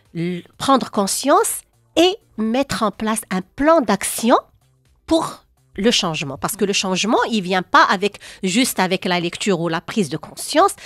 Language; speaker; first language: French; non-native, local second language; Arabic